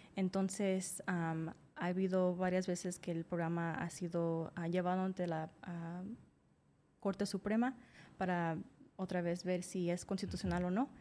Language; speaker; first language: Spanish; early bilingual, other home language; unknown